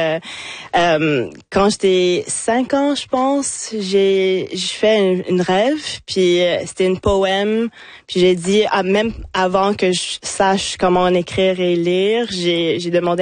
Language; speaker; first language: French; non-native, local second language; English